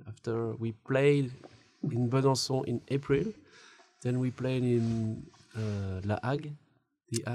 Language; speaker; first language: English; non-native, learner; French